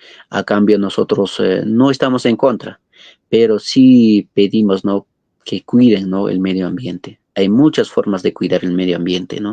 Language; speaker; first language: Spanish; non-native, local second language; Quechua